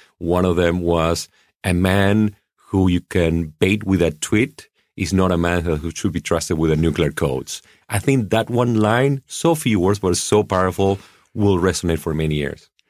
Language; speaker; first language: English; non-native, fluent; Spanish